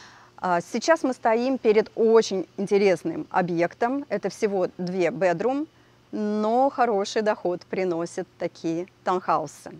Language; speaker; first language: Russian; native; Russian